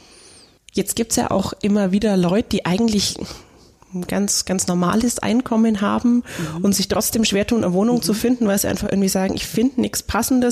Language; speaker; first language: German; native; German